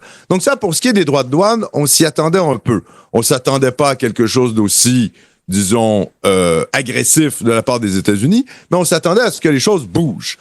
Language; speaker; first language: French; native; French